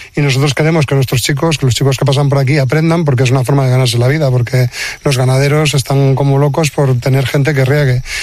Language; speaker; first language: Spanish; native; Spanish